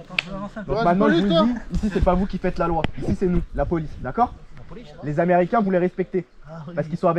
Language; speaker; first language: French; native; French